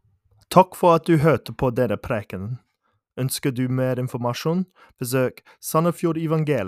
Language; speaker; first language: Norwegian; native; Norwegian